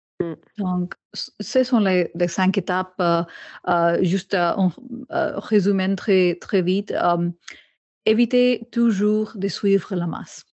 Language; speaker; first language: French; non-native, learner; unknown